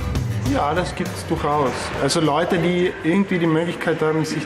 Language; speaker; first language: German; native; German